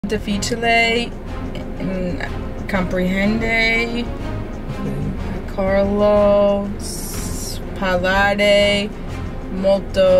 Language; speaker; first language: Italian; non-native, learner; English